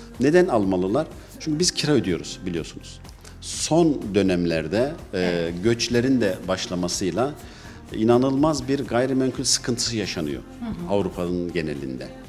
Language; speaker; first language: Turkish; early bilingual, heritage; Turkish